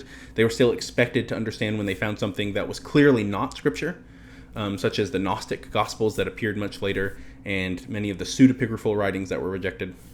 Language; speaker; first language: English; native; English